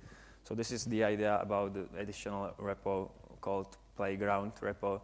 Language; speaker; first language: English; non-native, fluent; Czech